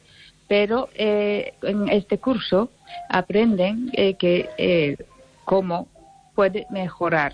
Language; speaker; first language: Spanish; non-native, learner; Japanese